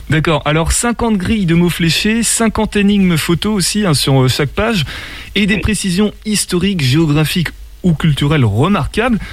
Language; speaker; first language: French; native; French